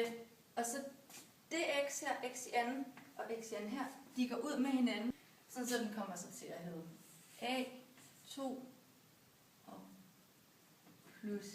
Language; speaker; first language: Danish; native; Danish